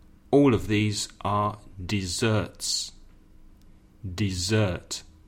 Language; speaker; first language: English; native; English